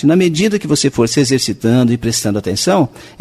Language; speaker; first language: Portuguese; native; Portuguese